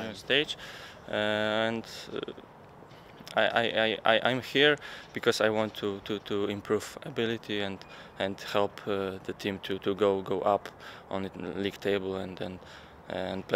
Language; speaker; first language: English; non-native, learner; Polish